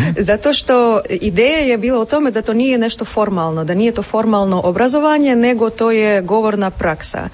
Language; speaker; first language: Croatian; native; Croatian